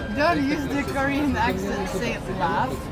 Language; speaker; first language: English; non-native, fluent; Czech